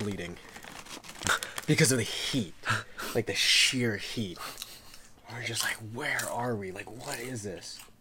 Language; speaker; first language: English; native; English